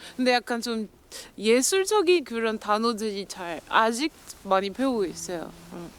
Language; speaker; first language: Korean; non-native, fluent; French